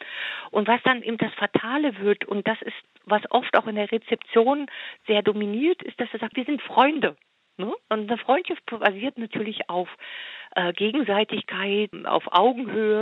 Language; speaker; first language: German; native; German